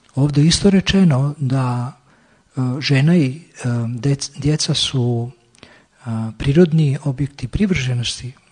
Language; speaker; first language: Serbian; native; Serbian